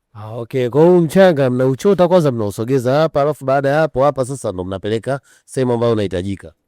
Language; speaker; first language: Swahili; native; Swahili